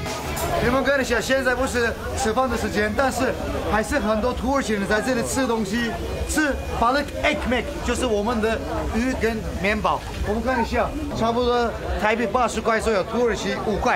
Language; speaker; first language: Chinese; non-native, fluent; Turkish